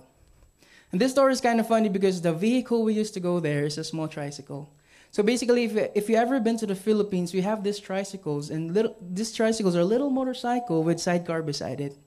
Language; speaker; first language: English; non-native, local second language; Filipino